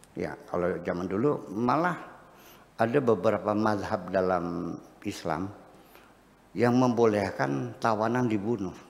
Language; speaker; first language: Indonesian; non-native, local second language; Javanese